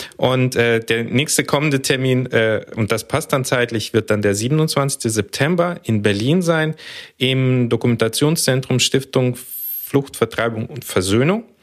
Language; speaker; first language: German; early bilingual, other home language; Russian